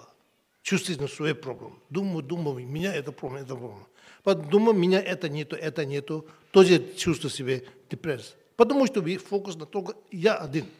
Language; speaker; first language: Russian; non-native, learner; Tibetan